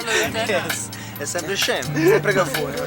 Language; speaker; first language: Italian; early bilingual, heritage; English